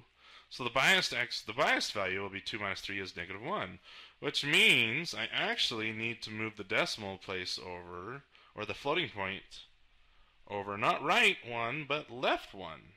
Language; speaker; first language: English; native; English